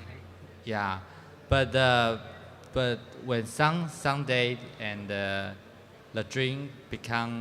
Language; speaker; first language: English; non-native, fluent; Chinese